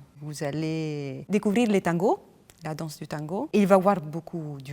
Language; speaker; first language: French; non-native, fluent; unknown